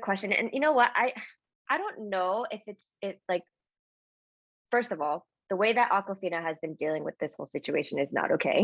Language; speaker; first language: English; native; English